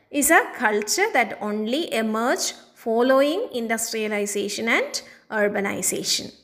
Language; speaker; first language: English; non-native, local second language; Malayalam